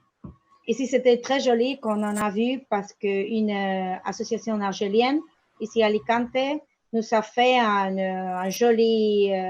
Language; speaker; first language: French; non-native, learner; Spanish